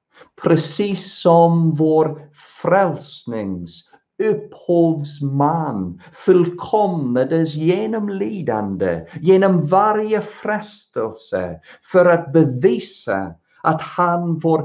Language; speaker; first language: Swedish; non-native, fluent; English